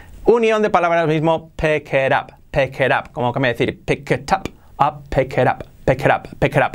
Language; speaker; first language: English; non-native, fluent; Spanish